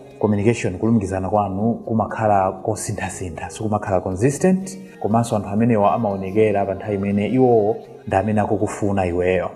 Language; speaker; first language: Nyanja; native; Nyanja